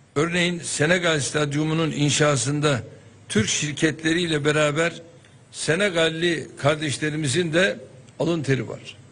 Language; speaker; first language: Turkish; native; Turkish